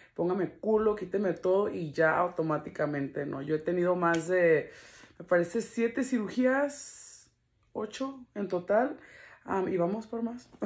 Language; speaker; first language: Spanish; early bilingual, heritage; Spanish